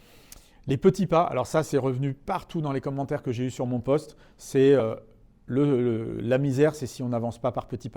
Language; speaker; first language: French; native; French